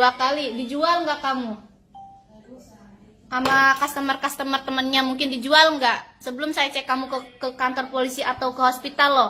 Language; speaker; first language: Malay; non-native, local second language; Sundanese